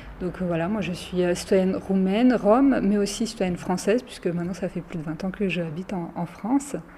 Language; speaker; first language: French; early bilingual, other home language; Romany